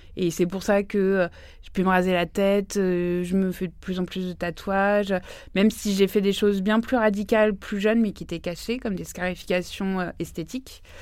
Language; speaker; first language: French; native; French